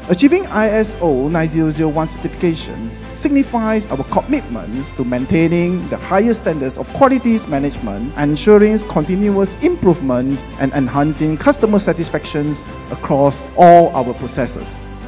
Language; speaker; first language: English; non-native, local second language; Chinese